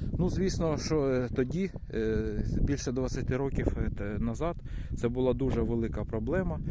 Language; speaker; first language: Ukrainian; non-native, local second language; Russian